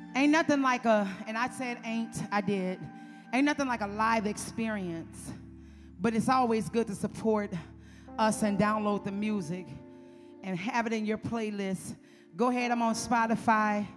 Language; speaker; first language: English; native; English